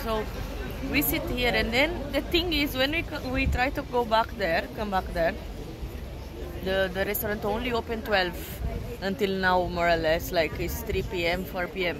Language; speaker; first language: English; non-native, learner; Portuguese